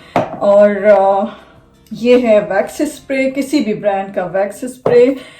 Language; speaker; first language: Urdu; native; Urdu